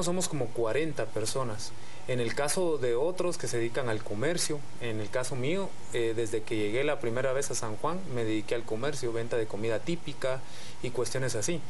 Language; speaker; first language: Spanish; native; Spanish